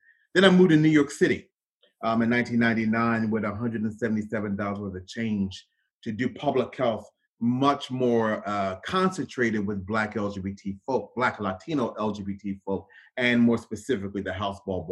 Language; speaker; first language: English; native; English